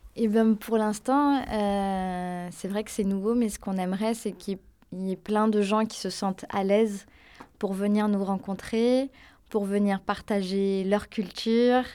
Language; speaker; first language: French; early bilingual, other home language; Tamil